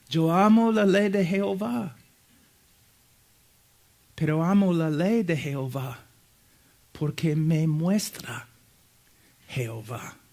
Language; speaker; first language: Spanish; non-native, fluent; English